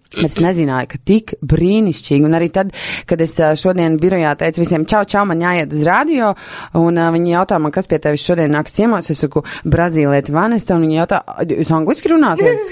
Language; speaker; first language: Latvian; native; Latvian